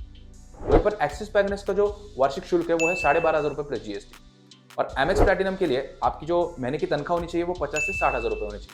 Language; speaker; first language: Hindi; native; Hindi